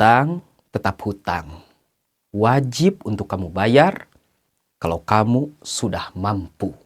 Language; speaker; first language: Indonesian; native; Indonesian